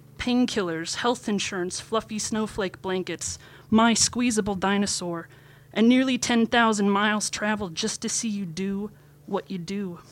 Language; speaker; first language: English; native; English